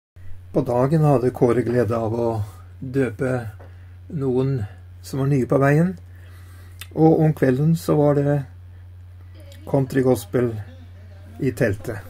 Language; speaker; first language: Norwegian; native; Norwegian